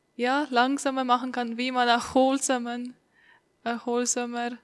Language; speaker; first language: German; non-native, fluent; Estonian